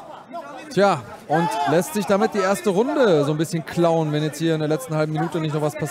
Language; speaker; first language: German; native; German